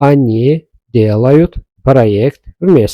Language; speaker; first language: Russian; non-native, fluent; Azerbaijani